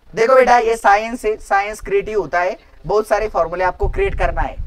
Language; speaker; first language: Hindi; non-native, local second language; Marathi